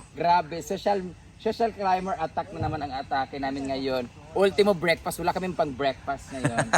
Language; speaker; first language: Filipino; native; Filipino